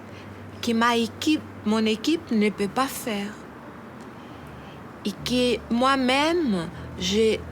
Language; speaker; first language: French; non-native, fluent; Portuguese